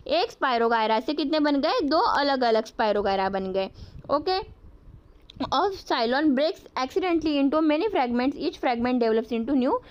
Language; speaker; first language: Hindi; non-native, local second language; Marathi